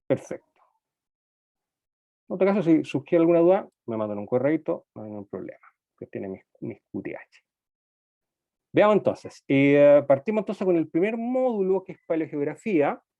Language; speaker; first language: Spanish; native; Spanish